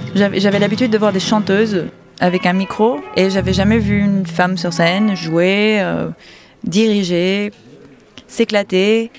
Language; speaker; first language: French; non-native, fluent; English